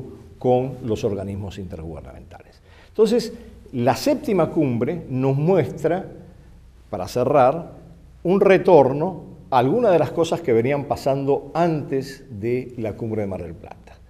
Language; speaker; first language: Spanish; native; Spanish